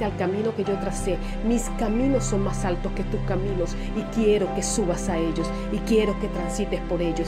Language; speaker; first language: Spanish; native; Spanish